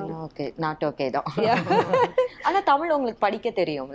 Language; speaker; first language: Tamil; native; Tamil